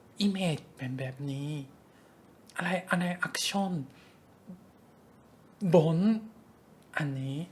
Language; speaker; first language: Thai; non-native, fluent; Japanese